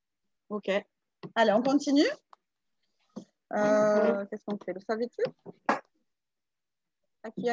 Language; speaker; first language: French; native; French